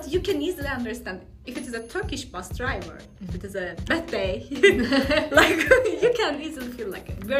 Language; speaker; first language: English; non-native, fluent; Turkish